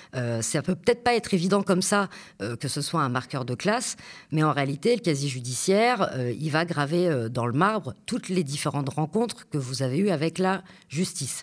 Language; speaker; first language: French; native; French